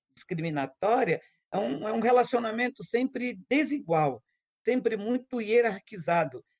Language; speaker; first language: Portuguese; non-native, local second language; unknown